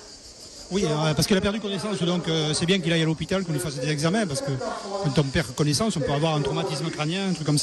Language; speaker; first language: French; native; French